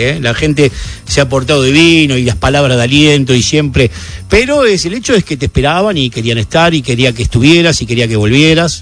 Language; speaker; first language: Spanish; native; Spanish